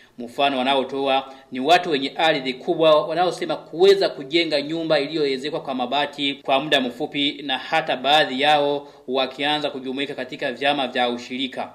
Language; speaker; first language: Swahili; non-native, local second language; Rundi